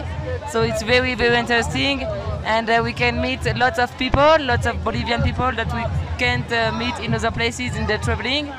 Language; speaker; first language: English; non-native, learner; French